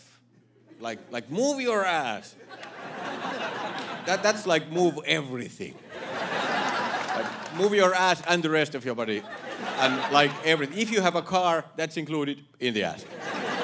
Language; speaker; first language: English; non-native, fluent; Finnish